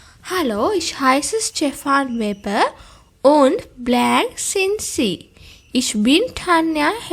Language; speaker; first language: German; non-native, fluent; Sinhala